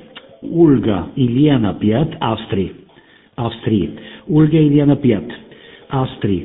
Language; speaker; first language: Russian; non-native, learner; German